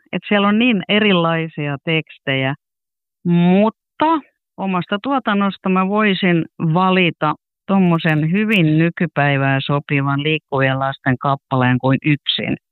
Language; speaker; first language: Finnish; native; Finnish